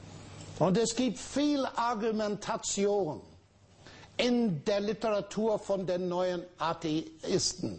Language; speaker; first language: German; non-native, fluent; English